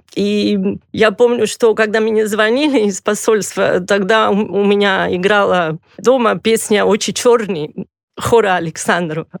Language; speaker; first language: Russian; non-native, fluent; Catalan